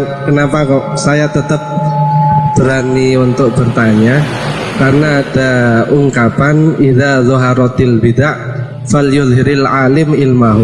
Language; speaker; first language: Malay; non-native, local second language; Javanese